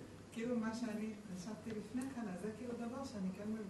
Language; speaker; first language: Hebrew; native; Hebrew